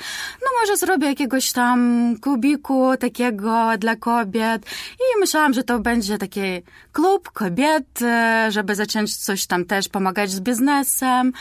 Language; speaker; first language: Polish; non-native, learner; Ukrainian